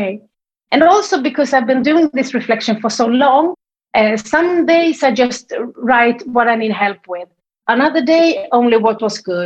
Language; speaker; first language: English; non-native, fluent; Swedish